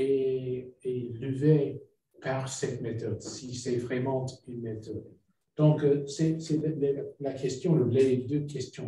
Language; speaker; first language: French; non-native, fluent; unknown